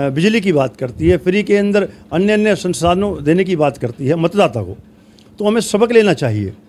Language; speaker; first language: Hindi; native; Hindi